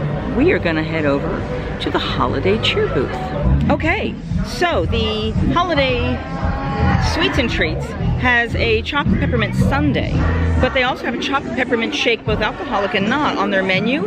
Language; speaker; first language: English; native; English